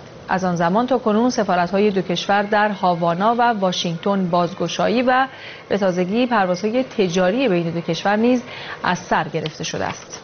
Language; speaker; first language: Persian; native; Persian